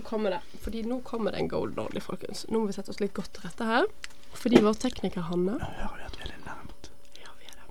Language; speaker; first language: Norwegian; native; Norwegian